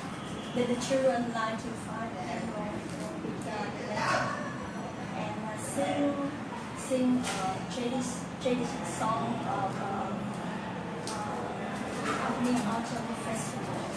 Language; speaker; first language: English; non-native, learner; Vietnamese